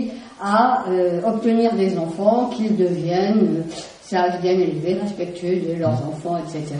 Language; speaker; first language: French; native; French